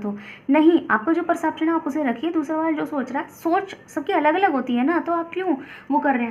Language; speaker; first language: Hindi; native; Hindi